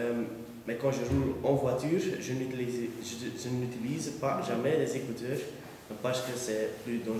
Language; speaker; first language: French; non-native, learner; Dutch